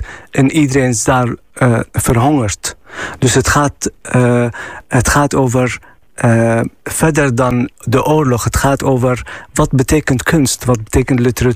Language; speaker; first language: Dutch; non-native, fluent; Arabic